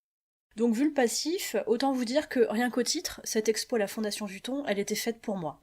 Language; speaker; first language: French; native; French